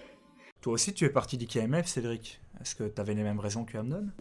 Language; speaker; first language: French; native; French